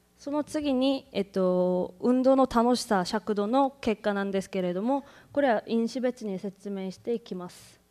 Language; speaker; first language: Japanese; non-native, fluent; Korean